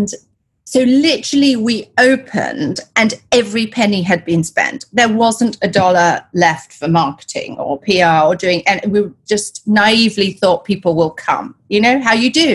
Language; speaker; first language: English; native; English